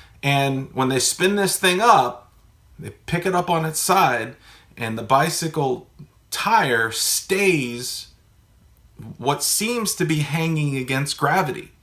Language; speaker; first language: English; native; English